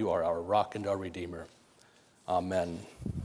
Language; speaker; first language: English; native; English